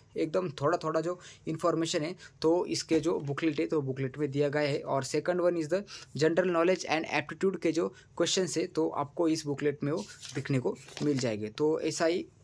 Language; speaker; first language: Hindi; non-native, local second language; Marathi